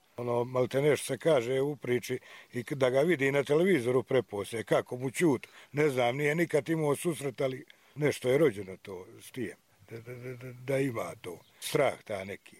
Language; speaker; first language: Croatian; native; Croatian